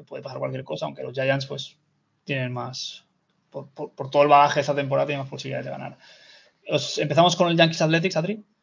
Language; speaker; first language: Spanish; native; Spanish